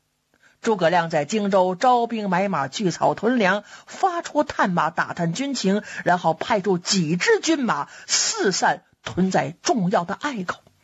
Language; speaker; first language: Chinese; native; Chinese